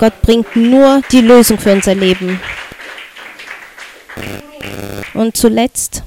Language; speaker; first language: German; non-native, fluent; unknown